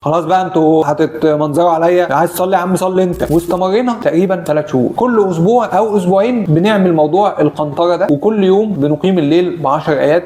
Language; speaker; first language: Arabic; native; Arabic